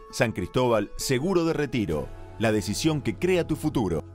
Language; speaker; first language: Spanish; native; Spanish